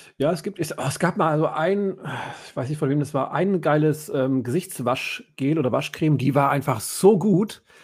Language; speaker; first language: German; native; German